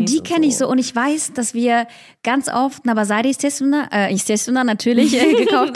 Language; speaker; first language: German; early bilingual, other home language; Russian